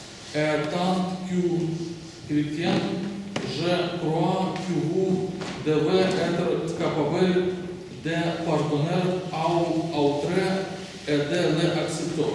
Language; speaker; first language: French; non-native, learner; Russian